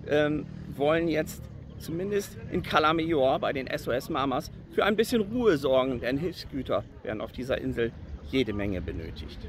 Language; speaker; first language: German; native; German